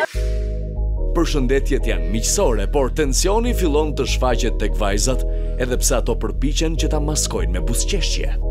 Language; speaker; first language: Albanian; native; Albanian